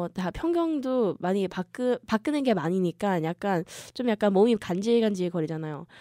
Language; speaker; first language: Korean; early bilingual, heritage; Korean